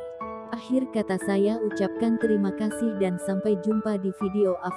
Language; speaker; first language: Indonesian; native; Indonesian